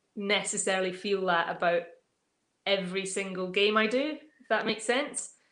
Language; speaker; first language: English; native; English